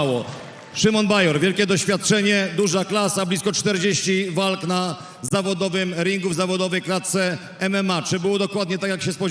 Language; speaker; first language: Polish; native; Polish